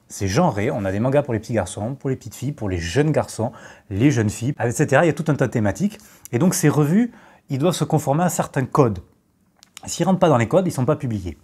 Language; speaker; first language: French; native; French